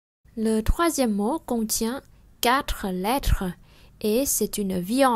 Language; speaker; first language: French; non-native, fluent; Vietnamese